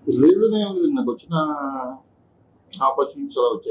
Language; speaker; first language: Telugu; native; Telugu